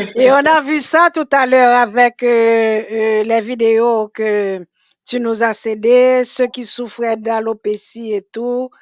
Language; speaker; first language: French; non-native, local second language; Haitian Creole